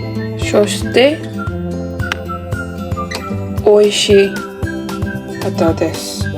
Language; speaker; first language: Japanese; non-native, learner; Nepali